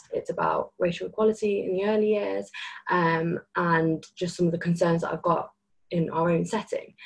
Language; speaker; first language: English; native; English